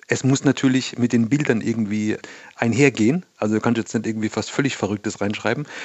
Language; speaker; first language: German; native; German